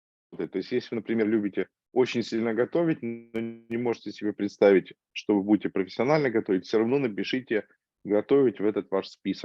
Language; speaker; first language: Russian; native; Russian